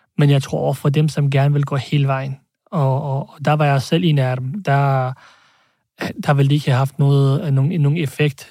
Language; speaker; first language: Danish; early bilingual, other home language; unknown